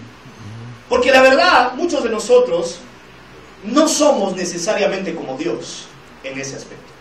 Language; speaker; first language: Spanish; native; Spanish